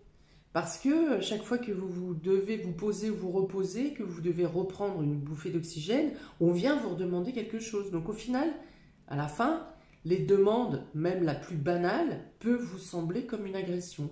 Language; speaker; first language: French; native; French